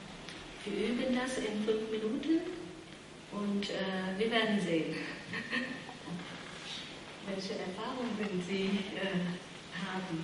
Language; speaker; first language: German; non-native, fluent; Vietnamese